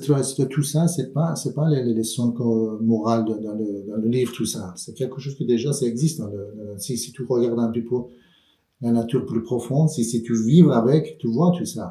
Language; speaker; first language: French; non-native, fluent; Persian